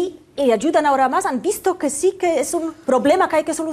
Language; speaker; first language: Spanish; non-native, fluent; Polish